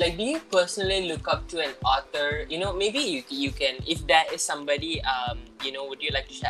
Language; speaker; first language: English; non-native, local second language; Tamil